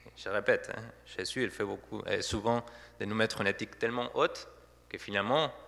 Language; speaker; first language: French; non-native, fluent; Spanish